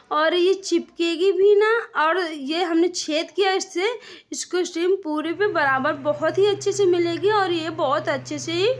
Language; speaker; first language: Hindi; native; Hindi